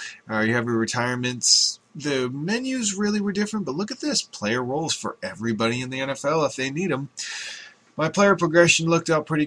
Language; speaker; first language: English; native; English